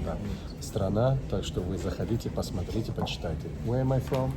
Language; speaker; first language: Russian; non-native, fluent; Tajik